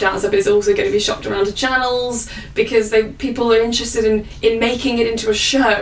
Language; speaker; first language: English; native; English